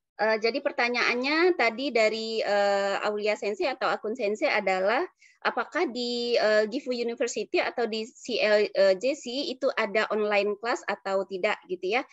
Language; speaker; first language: Indonesian; native; Indonesian